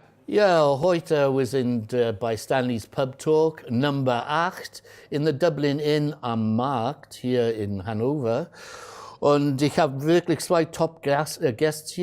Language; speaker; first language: German; non-native, fluent; English